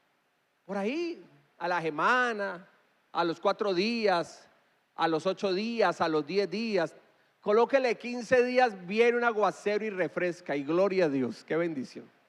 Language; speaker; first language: Spanish; native; Spanish